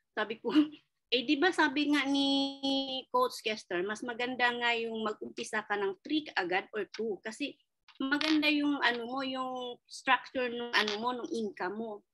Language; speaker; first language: Filipino; non-native, local second language; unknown